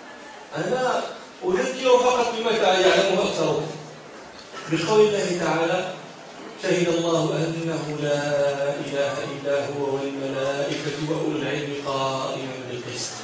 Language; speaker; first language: Arabic; native; Arabic